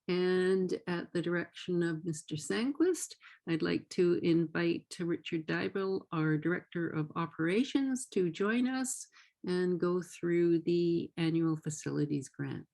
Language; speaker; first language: English; native; English